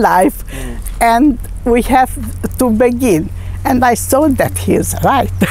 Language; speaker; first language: English; non-native, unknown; Hungarian